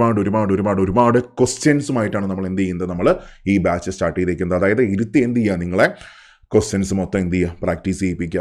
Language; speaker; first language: Malayalam; native; Malayalam